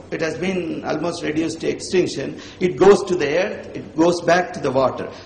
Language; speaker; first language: English; non-native, local second language; Tamil